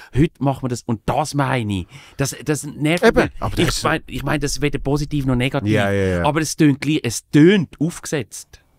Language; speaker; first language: German; native; German